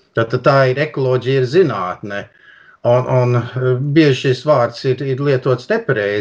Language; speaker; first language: Latvian; early bilingual, heritage; Latvian